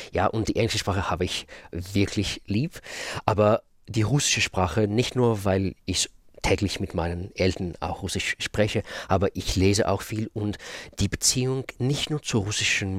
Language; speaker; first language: German; non-native, fluent; Russian